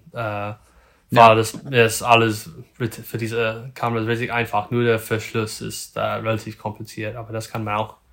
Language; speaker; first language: German; non-native, learner; English